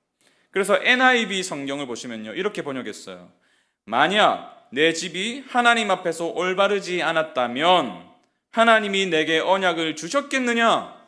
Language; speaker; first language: Korean; native; Korean